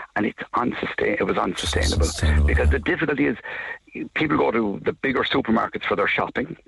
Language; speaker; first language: English; native; English